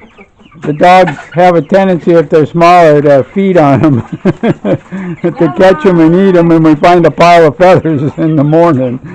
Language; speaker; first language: English; native; English